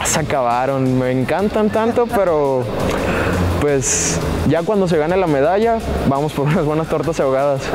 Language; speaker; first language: Spanish; native; Spanish